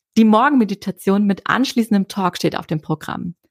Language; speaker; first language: German; native; German